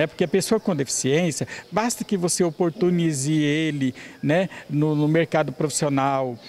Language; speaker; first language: Portuguese; native; Portuguese